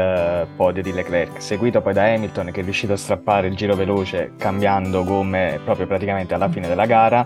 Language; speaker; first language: Italian; native; Italian